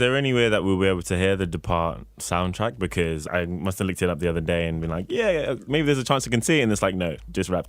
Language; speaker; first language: English; native; English